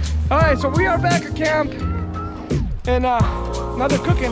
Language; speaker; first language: English; early bilingual, other home language; Spanish